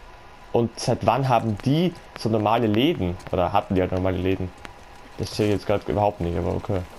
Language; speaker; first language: German; native; German